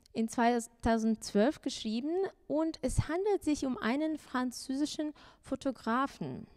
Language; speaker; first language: German; non-native, fluent; Azerbaijani